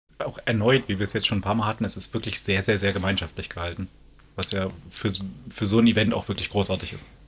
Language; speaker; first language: German; native; German